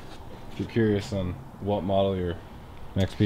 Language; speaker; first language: English; native; English